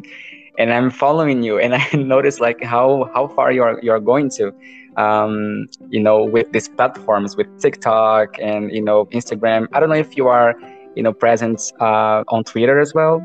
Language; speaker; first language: English; non-native, fluent; Portuguese